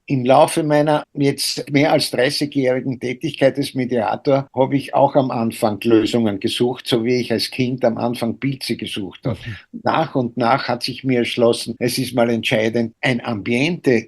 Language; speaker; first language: German; native; German